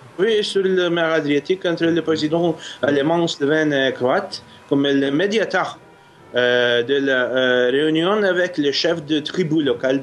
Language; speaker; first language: French; non-native, fluent; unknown